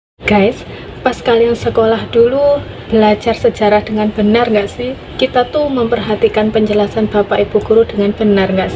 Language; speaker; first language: Indonesian; native; Indonesian